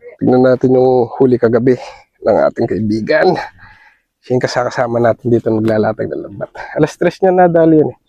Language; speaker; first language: Filipino; native; Filipino